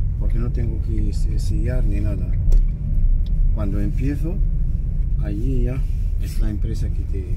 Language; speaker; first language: Spanish; non-native, fluent; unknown